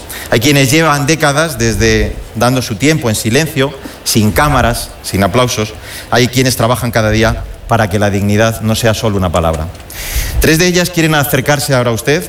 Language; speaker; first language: Spanish; native; Spanish